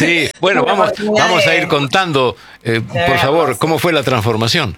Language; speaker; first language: Spanish; native; Spanish